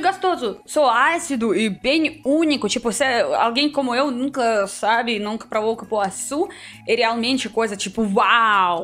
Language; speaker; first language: Portuguese; non-native, learner; Russian